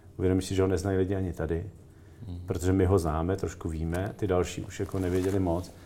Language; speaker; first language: Czech; native; Czech